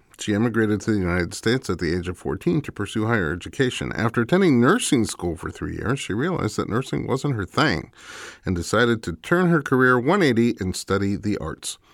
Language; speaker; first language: English; native; English